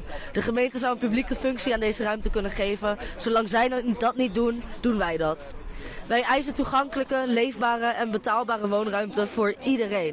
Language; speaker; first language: Dutch; native; Dutch